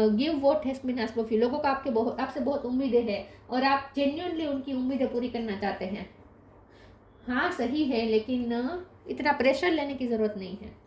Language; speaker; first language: Hindi; non-native, local second language; Gujarati